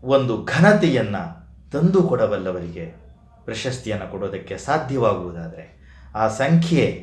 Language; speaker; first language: Kannada; native; Kannada